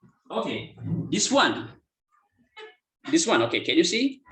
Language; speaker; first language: English; non-native, fluent; Indonesian